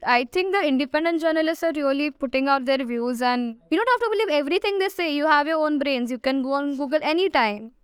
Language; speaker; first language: English; non-native, local second language; Hindi